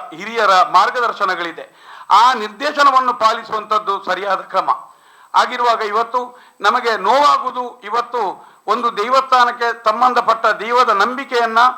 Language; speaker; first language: Kannada; non-native, local second language; Tulu